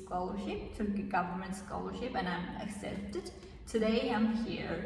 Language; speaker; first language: English; non-native, learner; Kazakh